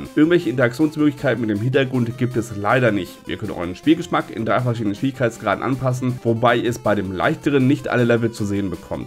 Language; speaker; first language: German; native; German